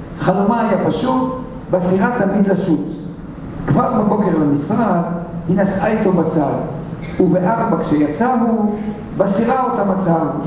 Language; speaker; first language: Hebrew; native; Hebrew